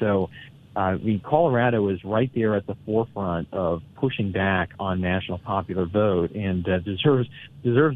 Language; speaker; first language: English; native; English